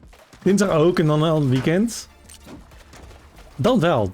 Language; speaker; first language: Dutch; native; Dutch